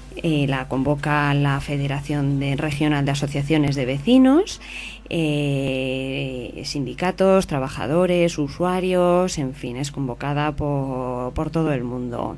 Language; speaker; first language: Spanish; native; Spanish